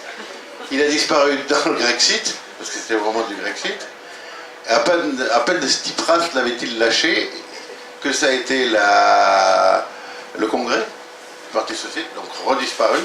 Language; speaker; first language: French; native; French